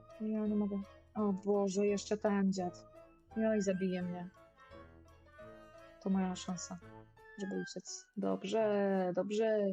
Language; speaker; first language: Polish; native; Polish